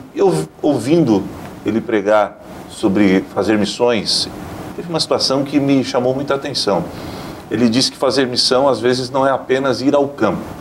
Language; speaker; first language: Portuguese; native; Portuguese